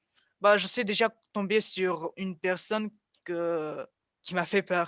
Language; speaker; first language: French; non-native, fluent; Russian